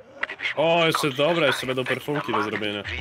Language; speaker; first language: Polish; native; Polish